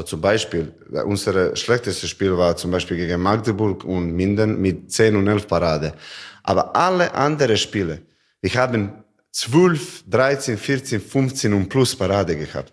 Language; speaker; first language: German; non-native, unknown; Serbian